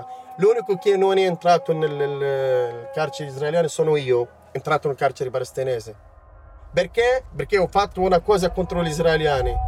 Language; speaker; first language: Italian; non-native, learner; Arabic